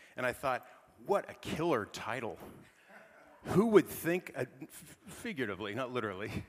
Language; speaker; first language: English; native; English